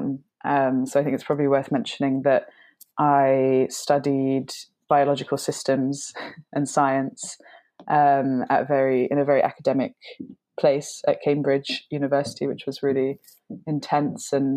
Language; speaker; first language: English; native; English